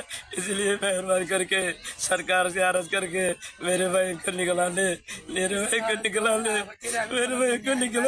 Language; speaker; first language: Hindi; non-native, learner; Rohingya